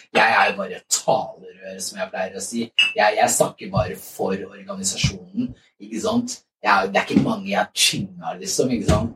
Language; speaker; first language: Norwegian; native; Norwegian